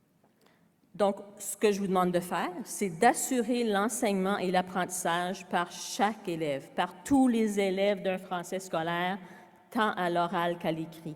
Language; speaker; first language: French; native; French